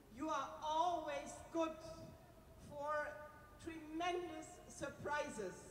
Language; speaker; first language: English; non-native, fluent; German